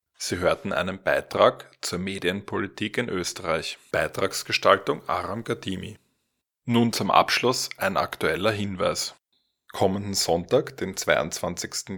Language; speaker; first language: German; native; German